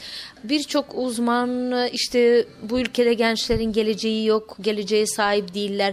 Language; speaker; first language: Turkish; native; Turkish